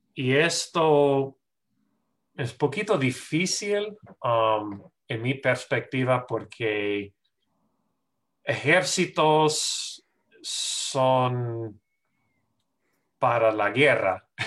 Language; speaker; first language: Spanish; non-native, fluent; English